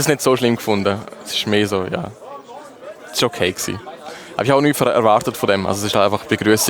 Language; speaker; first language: German; native; German